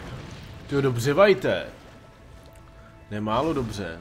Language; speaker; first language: Czech; native; Czech